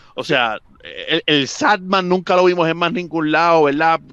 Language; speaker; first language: Spanish; native; Spanish